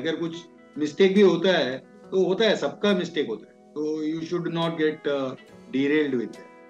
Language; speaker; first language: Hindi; non-native, local second language; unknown